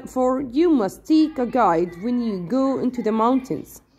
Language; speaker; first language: English; non-native, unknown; Arabic